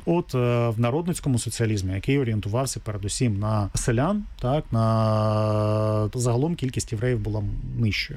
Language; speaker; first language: Ukrainian; native; Ukrainian